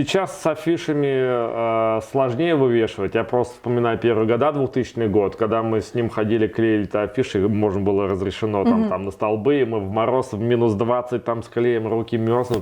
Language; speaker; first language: Russian; native; Russian